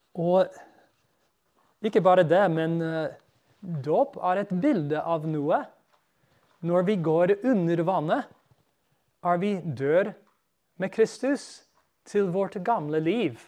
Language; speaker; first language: Norwegian; non-native, fluent; English